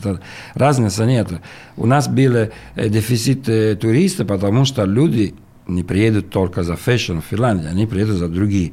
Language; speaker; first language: Russian; non-native, learner; Italian